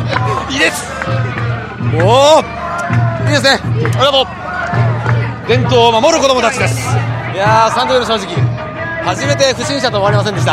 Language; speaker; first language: Japanese; native; Japanese